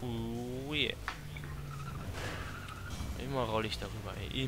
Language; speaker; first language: German; native; German